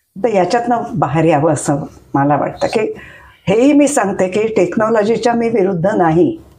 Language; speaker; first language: Marathi; native; Marathi